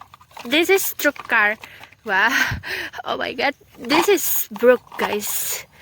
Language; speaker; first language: English; non-native, learner; Indonesian